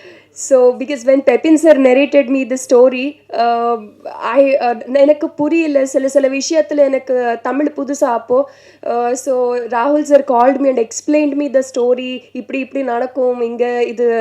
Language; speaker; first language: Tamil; non-native, learner; Telugu